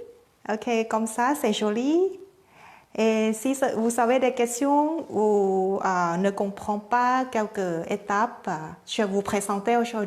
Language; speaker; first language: French; non-native, learner; Thai